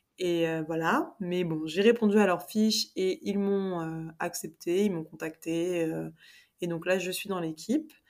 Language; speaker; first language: French; native; French